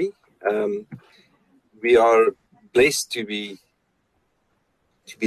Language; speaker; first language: English; non-native, local second language; Afrikaans